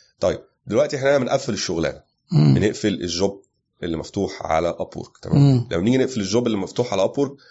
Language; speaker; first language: Arabic; native; Arabic